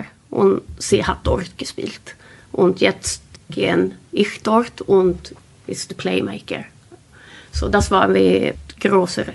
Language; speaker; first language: German; non-native, learner; Swedish